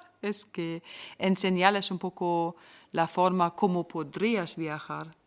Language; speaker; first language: Spanish; non-native, fluent; German